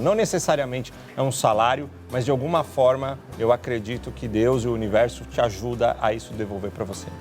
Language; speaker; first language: Portuguese; native; Portuguese